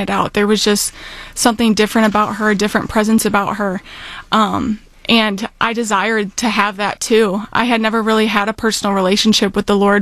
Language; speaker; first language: English; native; English